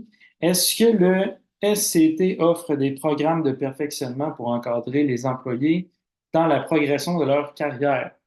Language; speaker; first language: French; native; French